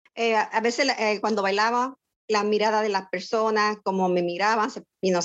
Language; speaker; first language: Spanish; native; Spanish